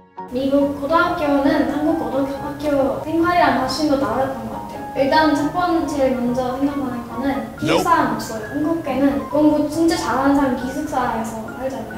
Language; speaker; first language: Korean; non-native, fluent; English